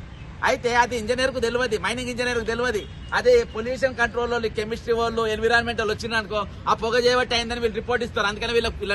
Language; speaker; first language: Telugu; native; Telugu